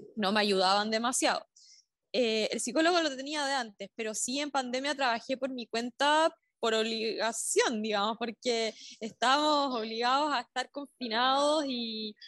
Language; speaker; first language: Spanish; native; Spanish